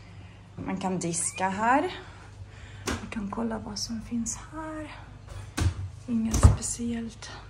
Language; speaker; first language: Swedish; non-native, fluent; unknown